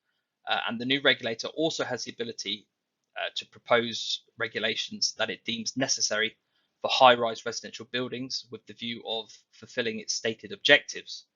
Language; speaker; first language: English; native; English